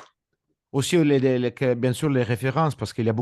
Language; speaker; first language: French; non-native, fluent; Italian